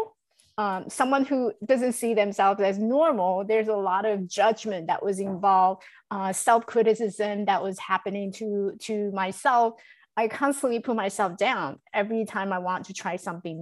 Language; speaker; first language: English; non-native, fluent; Chinese